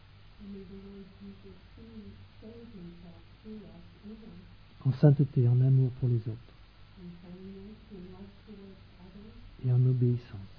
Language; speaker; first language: French; native; French